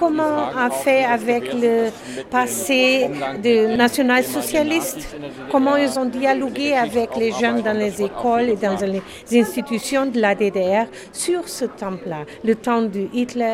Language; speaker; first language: French; non-native, learner; German